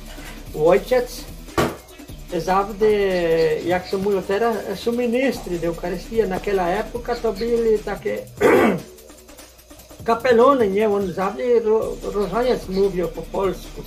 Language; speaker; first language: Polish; early bilingual, heritage; Polish